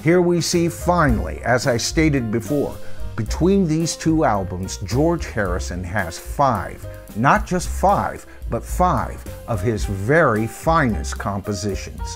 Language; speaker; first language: English; native; English